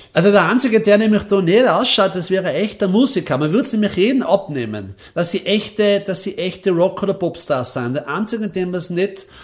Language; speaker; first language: German; native; German